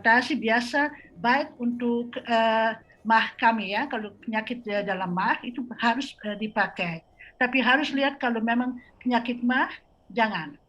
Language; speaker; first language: Indonesian; non-native, fluent; Dutch